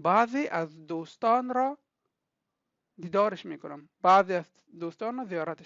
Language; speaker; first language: Persian; non-native, local second language; Pashto